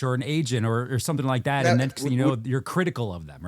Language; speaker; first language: English; native; English